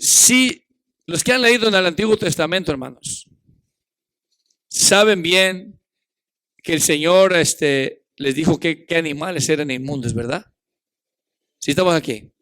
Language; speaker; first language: Spanish; native; Spanish